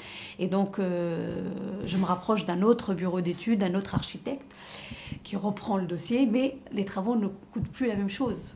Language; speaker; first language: French; native; French